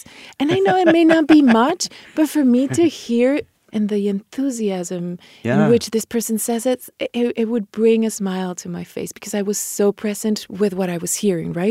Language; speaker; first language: English; non-native, fluent; Spanish